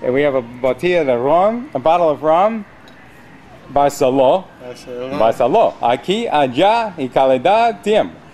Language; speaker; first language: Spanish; non-native, learner; English